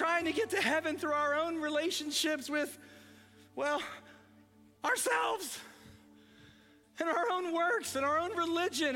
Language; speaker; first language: English; native; English